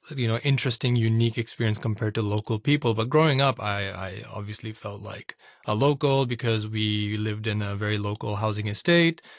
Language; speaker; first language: English; non-native, local second language; Urdu